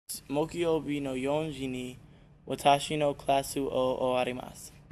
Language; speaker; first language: Japanese; non-native, learner; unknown